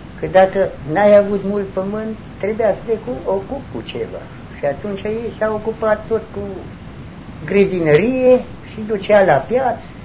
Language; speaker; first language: Romanian; non-native, local second language; German